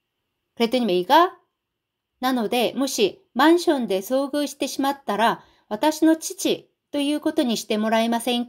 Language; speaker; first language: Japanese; non-native, fluent; Korean